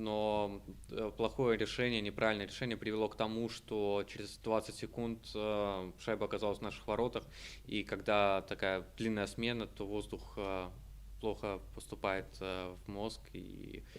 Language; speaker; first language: Russian; native; Russian